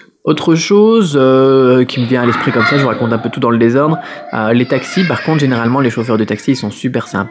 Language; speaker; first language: French; native; French